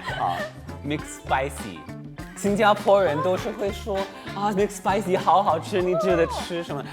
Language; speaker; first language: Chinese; non-native, fluent; English